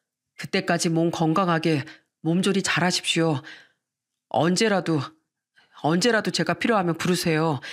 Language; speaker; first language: Korean; native; Korean